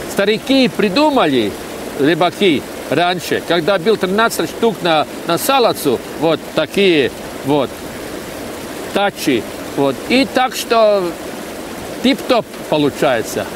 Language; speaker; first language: Russian; non-native, local second language; Latvian